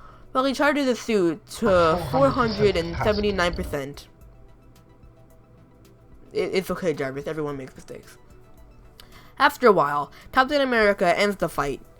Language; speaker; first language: English; native; English